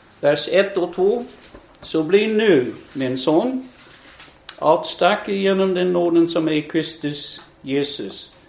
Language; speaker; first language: Swedish; non-native, fluent; English